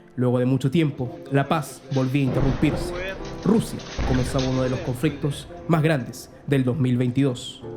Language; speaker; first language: Spanish; native; Spanish